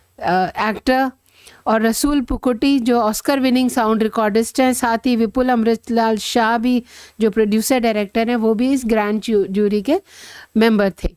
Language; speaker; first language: Hindi; native; Hindi